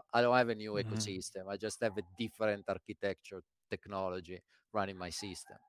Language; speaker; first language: English; non-native, fluent; Italian